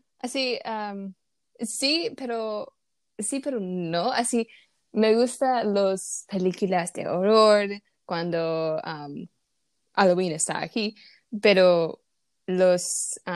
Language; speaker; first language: Spanish; non-native, learner; English